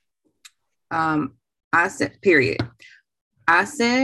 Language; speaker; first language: Spanish; non-native, learner; English